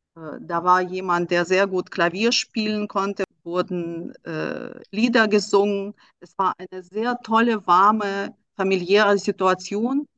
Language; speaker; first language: German; non-native, fluent; Russian